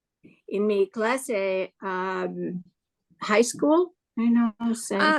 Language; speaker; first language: Spanish; non-native, learner; English